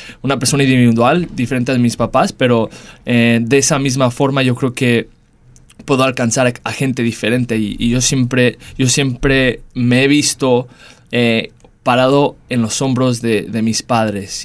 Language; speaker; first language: Spanish; early bilingual, heritage; Spanish